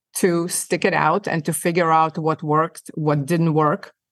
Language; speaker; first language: English; non-native, fluent; Ukrainian